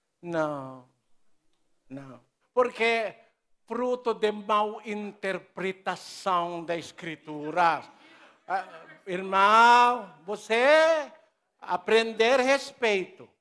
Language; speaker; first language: Portuguese; non-native, learner; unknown